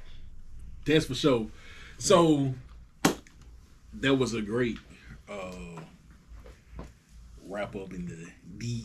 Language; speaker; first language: English; native; English